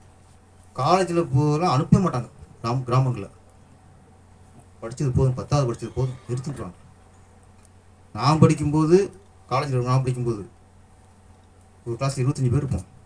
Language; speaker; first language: Tamil; native; Tamil